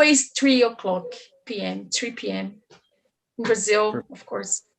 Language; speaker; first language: English; non-native, learner; Portuguese